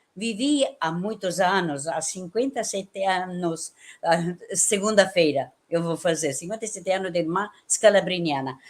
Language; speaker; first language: Portuguese; non-native, fluent; Italian